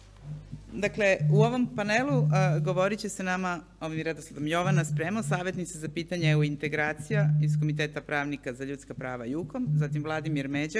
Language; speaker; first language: Serbian; native; Serbian